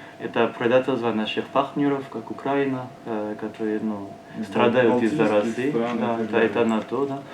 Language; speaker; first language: Russian; non-native, learner; French